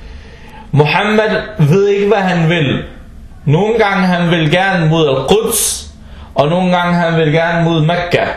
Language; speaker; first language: Danish; non-native, fluent; Arabic